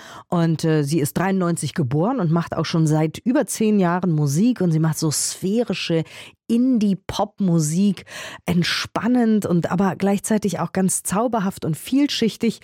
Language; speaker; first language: German; native; German